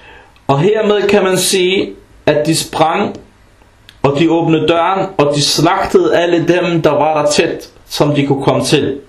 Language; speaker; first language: Danish; early bilingual, other home language; Arabic